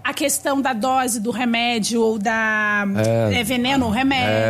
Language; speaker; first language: Portuguese; native; Portuguese